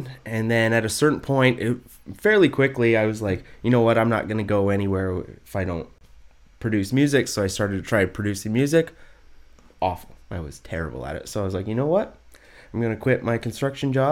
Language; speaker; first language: English; native; English